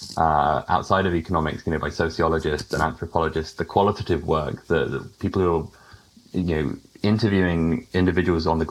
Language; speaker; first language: English; native; English